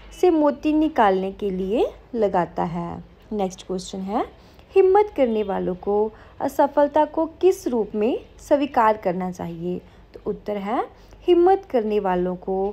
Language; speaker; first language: Hindi; non-native, local second language; Punjabi